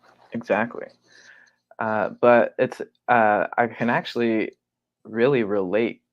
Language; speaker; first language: English; native; English